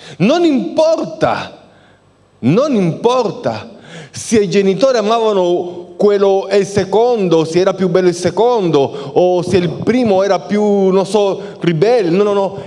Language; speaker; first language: Italian; non-native, fluent; Spanish